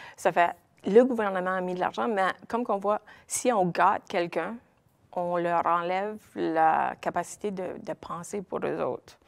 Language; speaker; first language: French; native; French